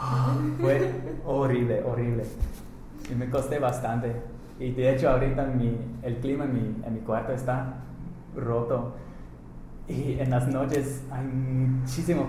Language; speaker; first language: Spanish; non-native, fluent; English